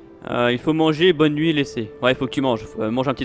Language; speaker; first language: French; native; French